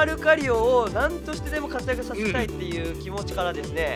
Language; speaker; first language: Japanese; native; Japanese